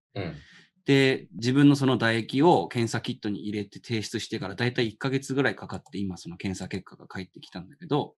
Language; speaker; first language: Japanese; native; Japanese